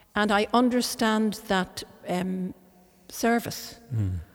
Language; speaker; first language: English; non-native, local second language; Irish